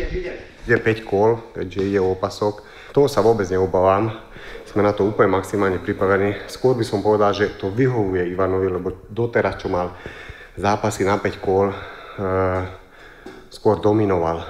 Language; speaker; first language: Slovak; non-native, fluent; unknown